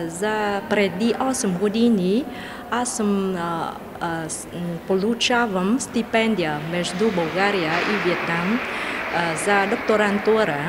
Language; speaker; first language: Bulgarian; non-native, learner; Vietnamese